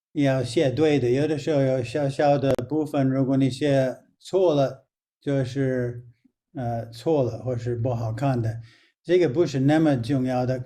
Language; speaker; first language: Chinese; non-native, fluent; English